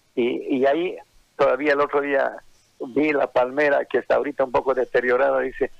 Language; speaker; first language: Spanish; native; Spanish